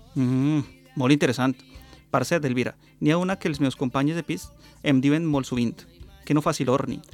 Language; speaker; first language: Catalan; non-native, learner; Spanish